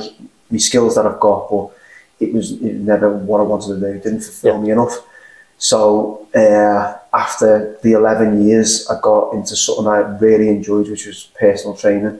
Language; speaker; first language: English; native; English